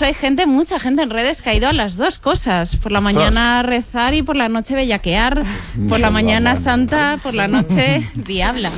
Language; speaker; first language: Spanish; native; Spanish